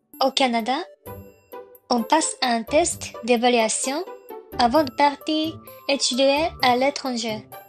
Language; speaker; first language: French; non-native, learner; Japanese